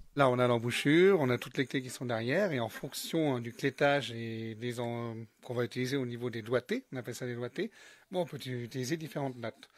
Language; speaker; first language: French; native; French